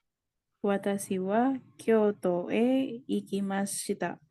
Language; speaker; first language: Japanese; non-native, learner; Indonesian